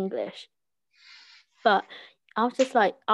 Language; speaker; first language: English; early bilingual, other home language; Cantonese